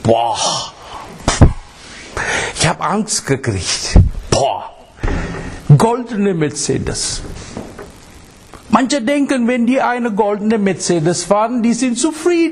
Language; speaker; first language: German; non-native, fluent; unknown